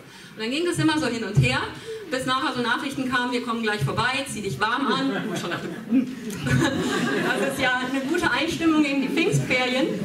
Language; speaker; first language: German; native; German